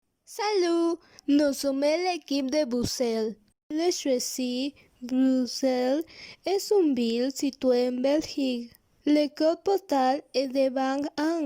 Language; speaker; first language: French; non-native, learner; Spanish